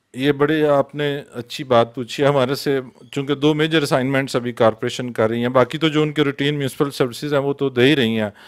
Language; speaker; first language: Urdu; non-native, local second language; Punjabi